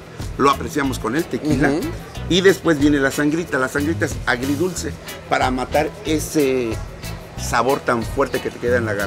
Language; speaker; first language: Spanish; native; Spanish